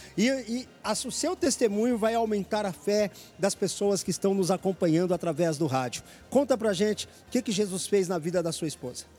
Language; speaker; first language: Portuguese; native; Portuguese